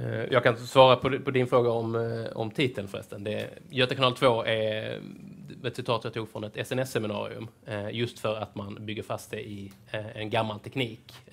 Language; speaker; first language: Swedish; native; Swedish